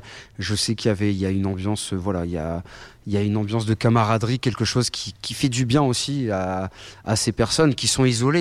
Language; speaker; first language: French; native; French